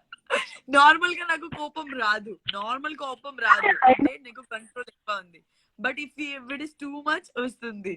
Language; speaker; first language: Telugu; non-native, learner; Gujarati